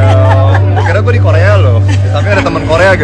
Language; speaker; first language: Indonesian; native; Indonesian